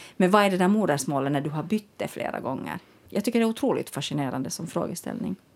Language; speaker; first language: Swedish; native; Swedish